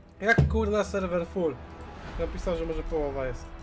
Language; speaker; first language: Polish; native; Polish